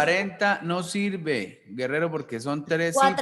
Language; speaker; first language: Spanish; native; Spanish